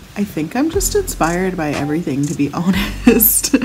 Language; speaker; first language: English; native; English